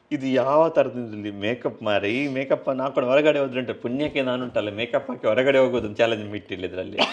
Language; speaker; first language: Kannada; non-native, local second language; Tulu